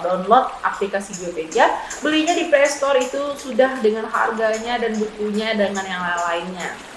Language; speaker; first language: Indonesian; native; Indonesian